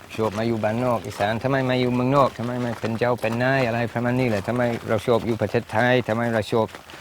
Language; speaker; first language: Thai; non-native, fluent; English